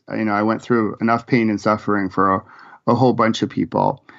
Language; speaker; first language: English; native; English